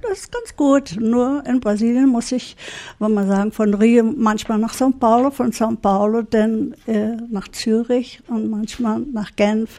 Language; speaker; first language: German; early bilingual, heritage; German